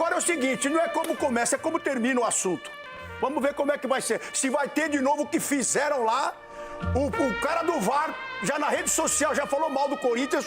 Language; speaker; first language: Portuguese; native; Portuguese